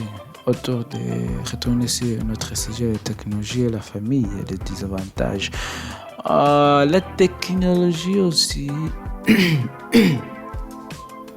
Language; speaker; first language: French; non-native, learner; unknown